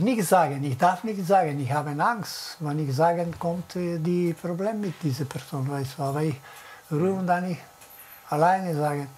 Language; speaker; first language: German; non-native, learner; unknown